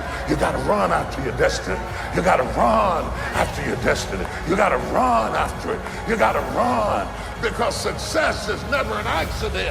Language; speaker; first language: English; native; English